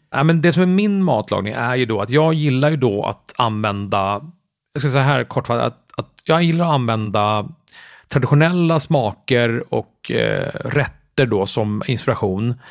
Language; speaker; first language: Swedish; native; Swedish